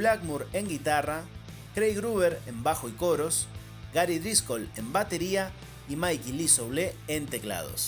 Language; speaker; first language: Spanish; native; Spanish